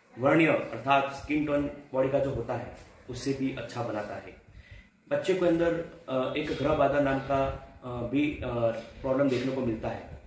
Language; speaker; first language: Hindi; non-native, local second language; Gujarati